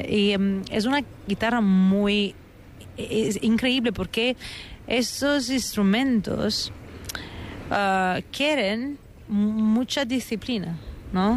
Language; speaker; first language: Spanish; non-native, fluent; Italian